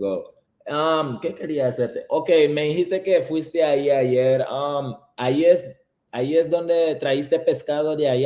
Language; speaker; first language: Spanish; early bilingual, heritage; Spanish